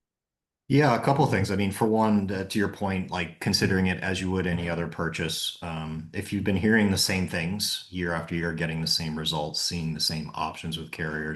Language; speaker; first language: English; native; English